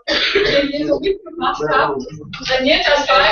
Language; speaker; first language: German; native; German